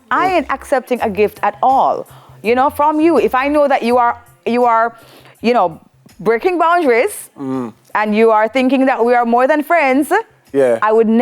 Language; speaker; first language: English; native; English